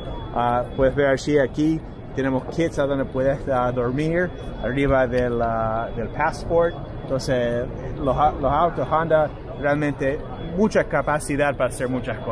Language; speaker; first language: Spanish; non-native, fluent; English